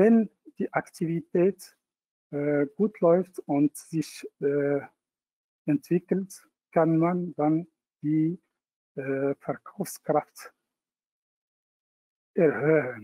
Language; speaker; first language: German; non-native, fluent; Arabic